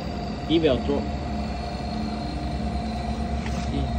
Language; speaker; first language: English; non-native, local second language; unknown